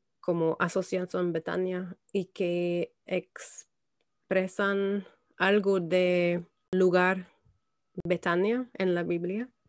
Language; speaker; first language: Spanish; non-native, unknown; German